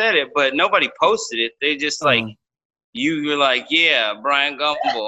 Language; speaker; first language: English; native; English